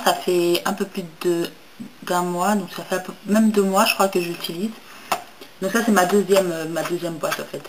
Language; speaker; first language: French; native; French